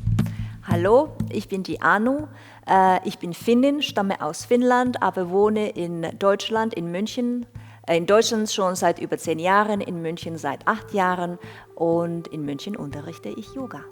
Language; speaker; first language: German; non-native, fluent; Finnish